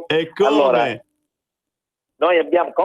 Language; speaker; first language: Italian; native; Italian